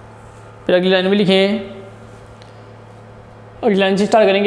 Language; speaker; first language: Hindi; native; Hindi